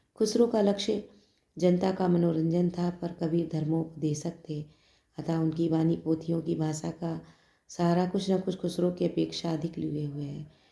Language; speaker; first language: Hindi; native; Hindi